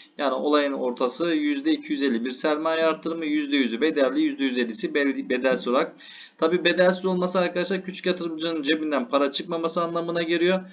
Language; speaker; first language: Turkish; native; Turkish